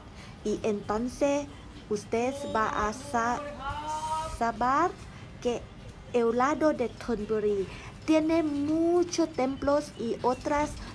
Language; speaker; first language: Spanish; non-native, learner; Thai